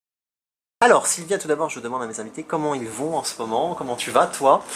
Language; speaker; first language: French; native; French